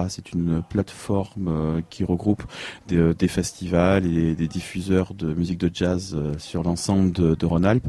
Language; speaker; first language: French; native; French